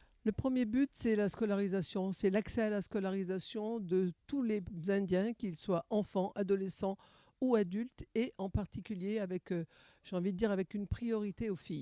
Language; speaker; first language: French; native; French